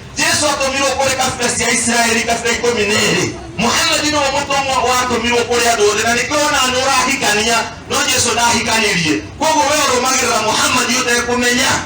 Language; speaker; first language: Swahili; non-native, local second language; Kikuyu